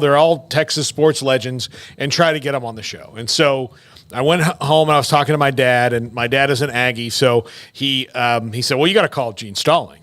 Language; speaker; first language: English; native; English